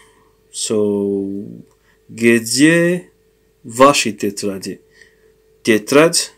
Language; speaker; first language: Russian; non-native, learner; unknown